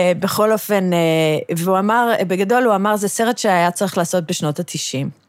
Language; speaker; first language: Hebrew; early bilingual, other home language; English